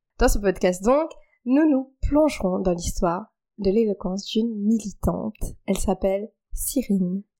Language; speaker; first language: French; non-native, local second language; Morisyen